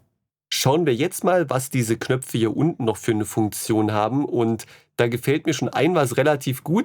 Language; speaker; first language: German; native; German